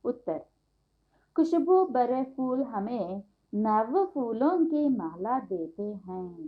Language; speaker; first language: Hindi; non-native, local second language; Telugu